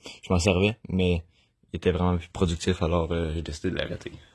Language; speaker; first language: French; native; French